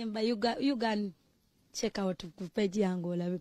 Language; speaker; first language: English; non-native, local second language; Ganda